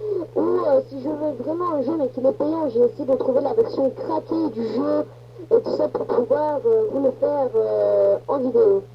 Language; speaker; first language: French; native; French